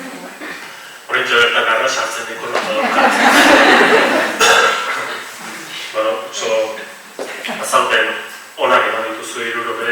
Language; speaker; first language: Basque; native; Basque